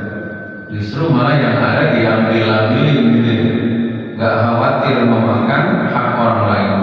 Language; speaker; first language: Indonesian; native; Indonesian